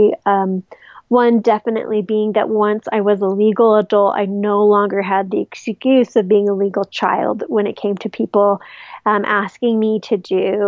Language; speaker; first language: English; native; English